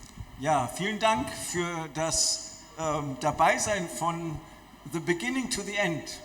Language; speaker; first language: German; native; German